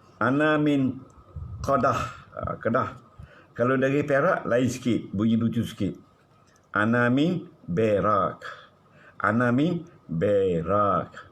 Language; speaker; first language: Malay; native; Malay